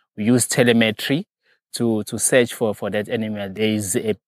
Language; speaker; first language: English; non-native, local second language; Zulu